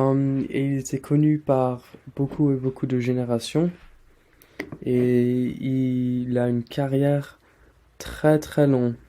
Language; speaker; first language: French; non-native, learner; English